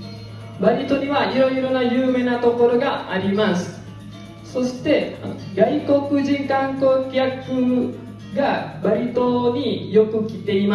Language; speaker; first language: Japanese; non-native, learner; Indonesian